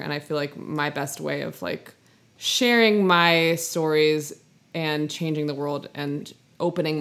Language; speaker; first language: English; native; English